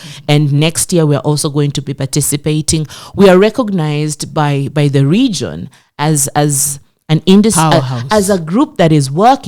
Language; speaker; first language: English; non-native, local second language; Swahili